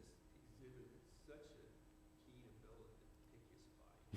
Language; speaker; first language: English; native; English